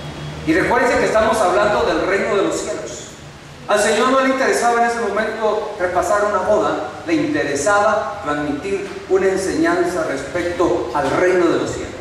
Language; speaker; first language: Spanish; native; Spanish